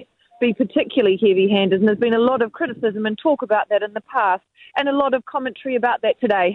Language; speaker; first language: English; native; English